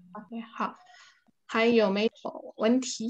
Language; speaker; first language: Chinese; non-native, fluent; Indonesian